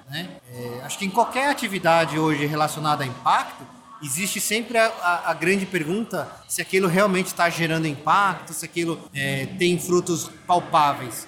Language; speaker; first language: Portuguese; native; Portuguese